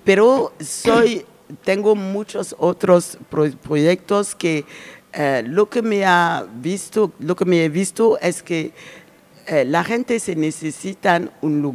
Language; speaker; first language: Spanish; non-native, learner; French